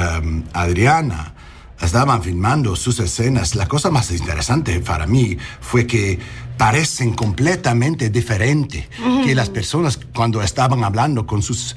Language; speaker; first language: Spanish; non-native, learner; English